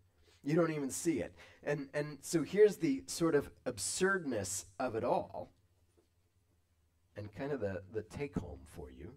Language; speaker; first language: English; native; English